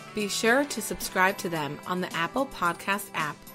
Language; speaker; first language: English; native; English